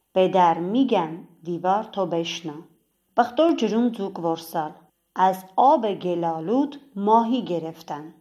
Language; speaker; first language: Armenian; native; Armenian